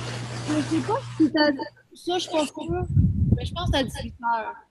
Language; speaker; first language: French; native; French